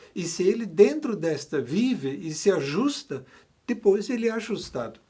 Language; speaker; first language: Portuguese; non-native, fluent; German